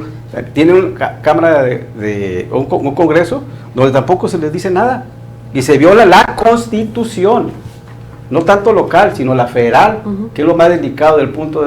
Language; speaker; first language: Spanish; native; Spanish